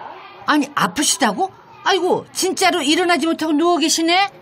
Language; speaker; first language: Korean; native; Korean